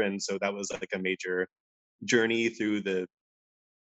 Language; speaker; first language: English; native; English